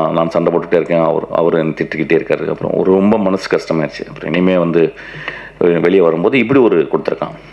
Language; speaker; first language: Tamil; non-native, local second language; Malayalam